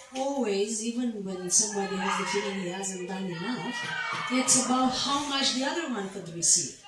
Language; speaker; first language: English; non-native, fluent; Romanian